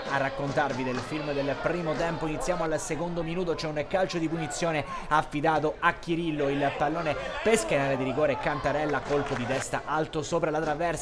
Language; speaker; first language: Italian; native; Italian